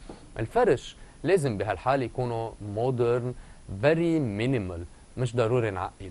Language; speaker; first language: Arabic; native; Arabic